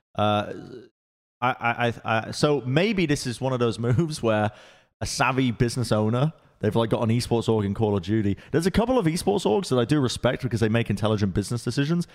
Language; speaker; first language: English; native; English